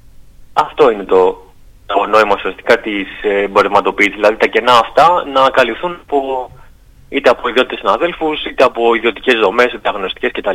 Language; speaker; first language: Greek; native; Greek